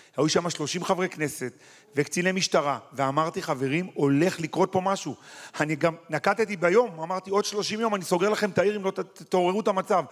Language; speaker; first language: Hebrew; native; Hebrew